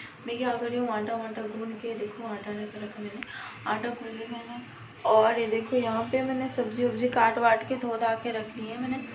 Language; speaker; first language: Hindi; native; Hindi